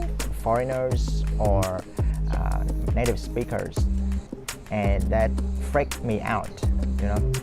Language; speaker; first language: English; non-native, fluent; Vietnamese